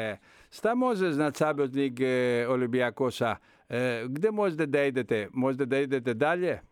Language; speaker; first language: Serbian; non-native, learner; Greek